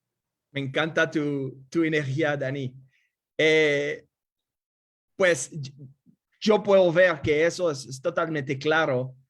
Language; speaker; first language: Spanish; non-native, fluent; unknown